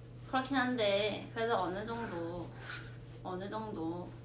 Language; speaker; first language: Korean; non-native, fluent; Thai